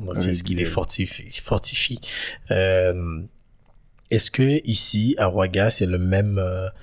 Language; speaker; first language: French; native; French